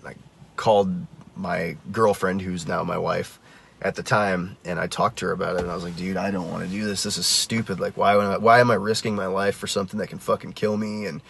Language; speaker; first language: English; native; English